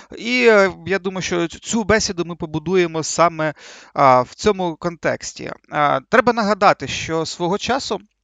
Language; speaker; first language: Ukrainian; native; Ukrainian